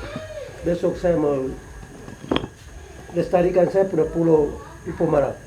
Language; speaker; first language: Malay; non-native, local second language; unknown